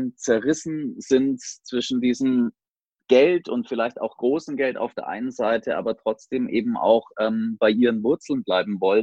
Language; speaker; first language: German; native; German